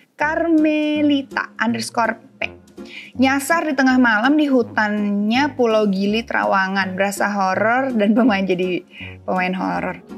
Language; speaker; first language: Indonesian; native; Indonesian